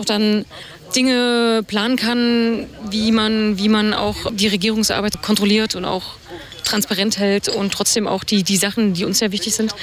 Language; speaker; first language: German; native; German